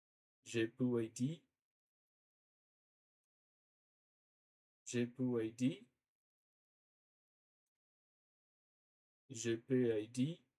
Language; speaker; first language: French; non-native, learner; Portuguese